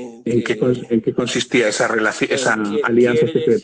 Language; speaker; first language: Spanish; native; Spanish